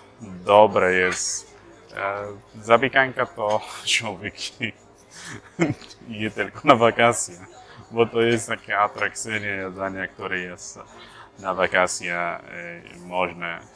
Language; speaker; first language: Polish; non-native, learner; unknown